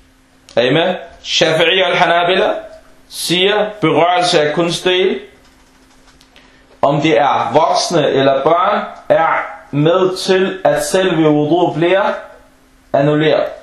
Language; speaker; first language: Danish; early bilingual, other home language; Arabic